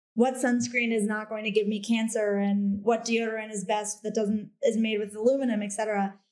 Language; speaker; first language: English; native; English